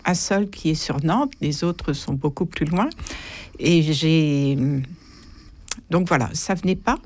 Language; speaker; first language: French; native; French